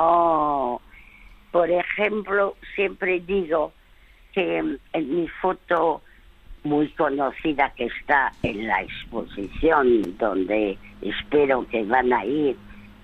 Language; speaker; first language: Spanish; early bilingual, other home language; French